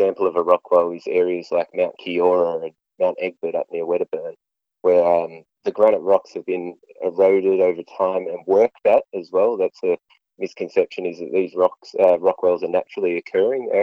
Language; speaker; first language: English; native; English